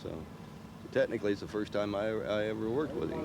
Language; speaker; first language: English; native; English